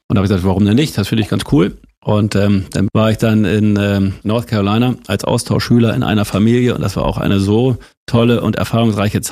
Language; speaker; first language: German; native; German